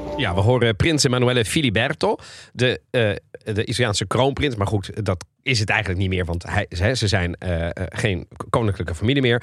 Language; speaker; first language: Dutch; early bilingual, other home language; Italian